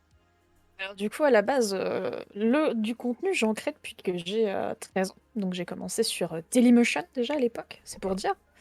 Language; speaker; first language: French; native; French